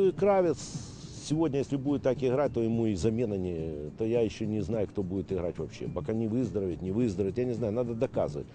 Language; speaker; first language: Russian; native; Russian